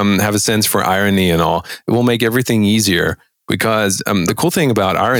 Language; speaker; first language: English; non-native, fluent; German